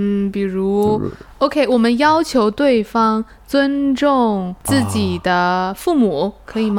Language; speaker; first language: Chinese; native; Chinese